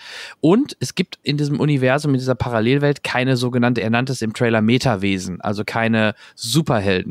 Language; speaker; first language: German; native; German